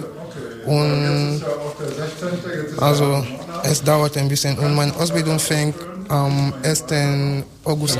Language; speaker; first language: German; non-native, fluent; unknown